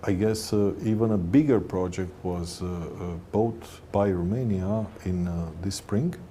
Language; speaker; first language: English; non-native, fluent; Romanian